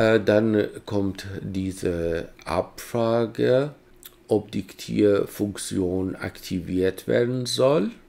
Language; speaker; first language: German; non-native, fluent; Persian